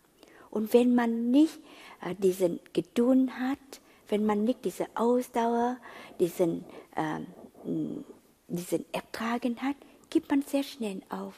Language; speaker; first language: German; non-native, fluent; Vietnamese